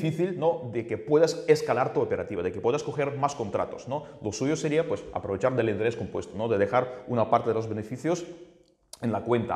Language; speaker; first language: Spanish; native; Spanish